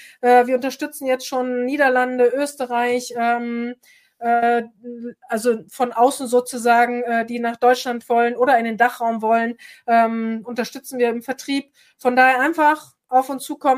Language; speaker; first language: German; native; German